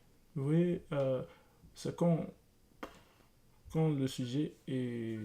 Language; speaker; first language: French; non-native, learner; English